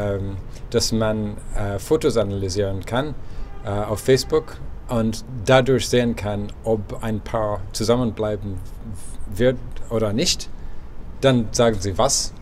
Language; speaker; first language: German; non-native, fluent; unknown